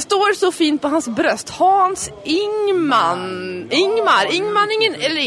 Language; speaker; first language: Swedish; native; Swedish